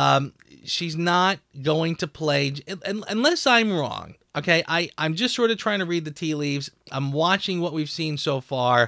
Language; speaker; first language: English; native; English